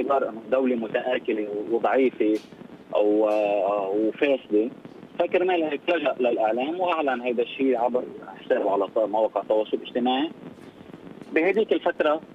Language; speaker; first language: Arabic; native; Arabic